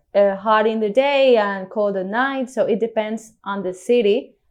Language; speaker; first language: English; non-native, fluent; Spanish